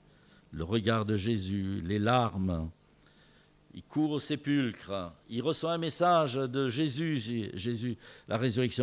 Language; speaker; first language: French; native; French